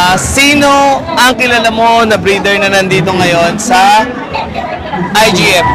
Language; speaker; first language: Filipino; native; Filipino